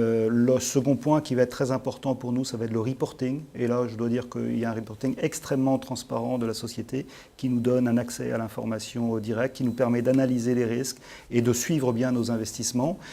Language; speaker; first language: French; native; French